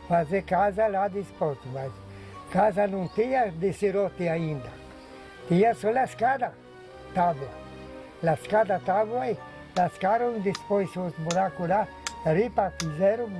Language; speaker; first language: Portuguese; non-native, local second language; Polish